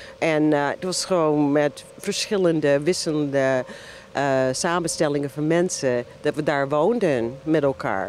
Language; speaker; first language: Dutch; non-native, fluent; English